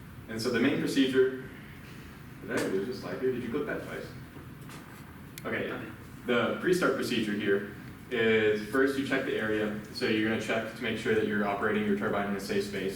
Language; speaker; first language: English; native; English